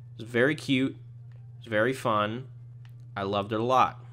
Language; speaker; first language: English; native; English